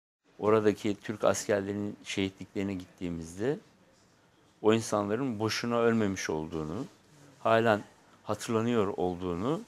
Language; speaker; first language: Turkish; native; Turkish